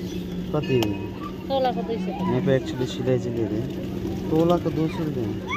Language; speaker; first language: Hindi; non-native, local second language; Nepali